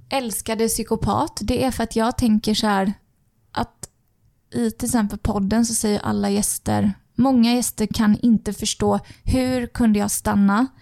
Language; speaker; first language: Swedish; native; Swedish